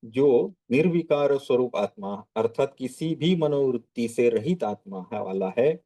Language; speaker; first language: Hindi; non-native, local second language; Marathi